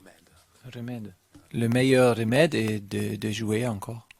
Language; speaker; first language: French; non-native, learner; German